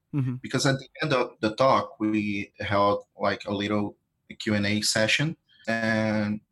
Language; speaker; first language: English; non-native, fluent; Portuguese